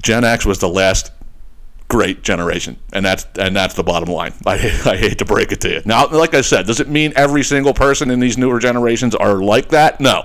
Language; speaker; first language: English; native; English